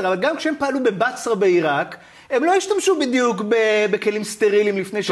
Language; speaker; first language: Hebrew; native; Hebrew